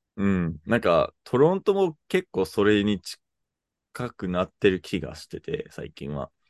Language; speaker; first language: Japanese; non-native, fluent; English